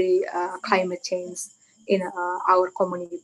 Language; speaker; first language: English; non-native, learner; Indonesian